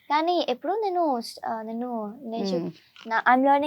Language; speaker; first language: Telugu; non-native, learner; Hindi